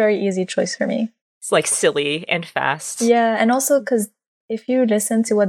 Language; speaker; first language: English; non-native, fluent; French